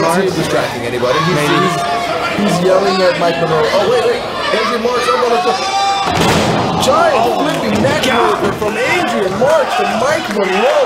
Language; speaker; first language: English; native; English